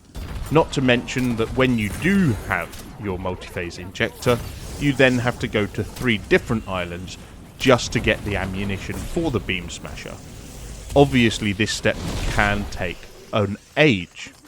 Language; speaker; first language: English; native; English